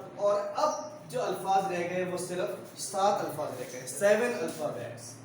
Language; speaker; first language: Urdu; native; Urdu